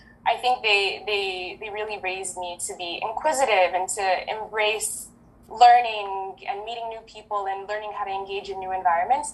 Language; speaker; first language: English; early bilingual, other home language; French